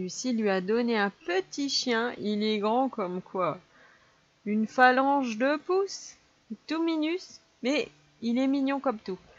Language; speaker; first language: French; native; French